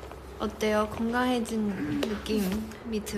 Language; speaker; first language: Korean; non-native, local second language; Chinese